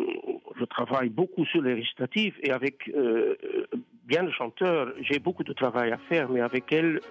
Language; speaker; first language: French; non-native, fluent; Dutch